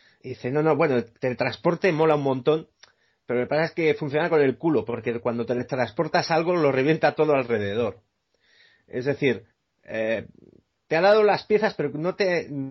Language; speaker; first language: Spanish; native; Spanish